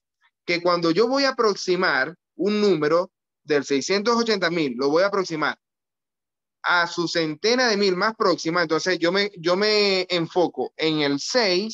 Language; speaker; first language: Spanish; native; Spanish